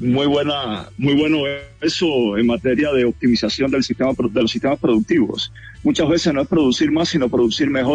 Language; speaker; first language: Spanish; native; Spanish